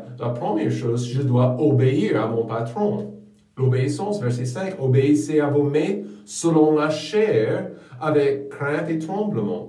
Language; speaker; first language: French; non-native, fluent; English